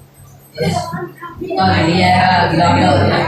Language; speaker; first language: English; non-native, learner; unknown